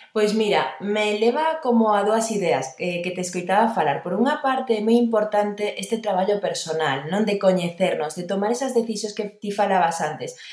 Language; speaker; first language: Galician; non-native, local second language; Spanish